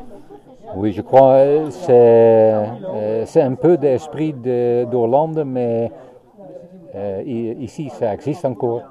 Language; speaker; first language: French; non-native, learner; Dutch